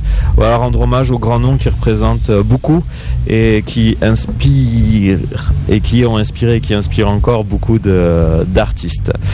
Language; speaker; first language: French; native; French